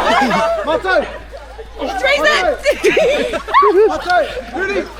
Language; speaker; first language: Māori; non-native, learner; English